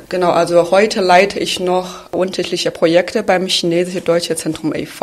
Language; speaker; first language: German; non-native, fluent; Chinese